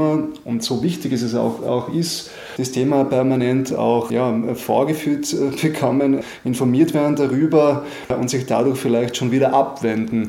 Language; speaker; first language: German; native; German